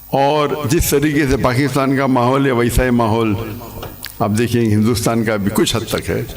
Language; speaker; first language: Urdu; non-native, local second language; English